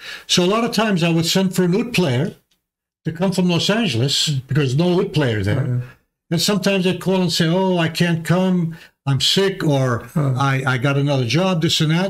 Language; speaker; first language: English; early bilingual, other home language; Armenian